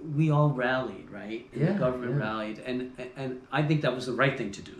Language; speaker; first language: English; native; English